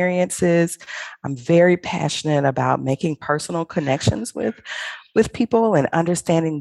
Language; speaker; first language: English; native; English